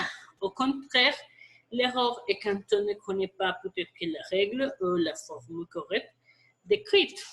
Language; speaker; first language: French; non-native, fluent; Spanish